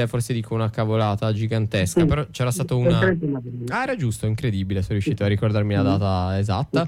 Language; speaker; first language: Italian; native; Italian